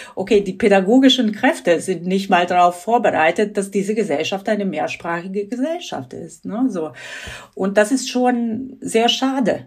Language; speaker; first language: German; non-native, fluent; Croatian